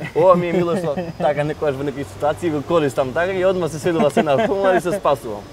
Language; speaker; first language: Macedonian; non-native, local second language; Albanian